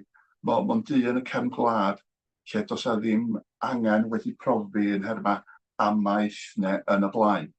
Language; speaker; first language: Welsh; native; Welsh